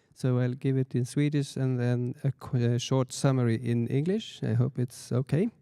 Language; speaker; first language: English; non-native, fluent; Swedish